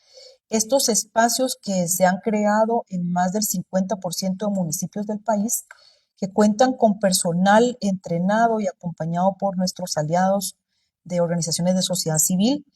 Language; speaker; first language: Spanish; native; Spanish